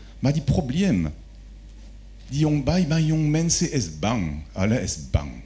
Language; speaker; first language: Dutch; non-native, learner; French